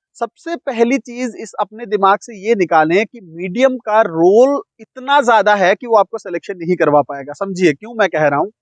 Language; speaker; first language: Hindi; non-native, local second language; Punjabi